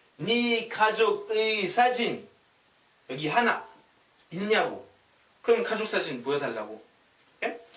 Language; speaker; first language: Korean; non-native, fluent; French